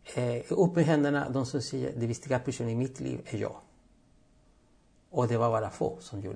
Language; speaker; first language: Swedish; non-native, fluent; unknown